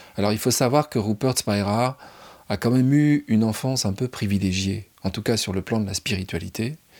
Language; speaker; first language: French; native; French